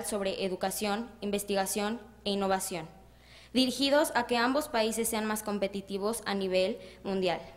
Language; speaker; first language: Spanish; native; Spanish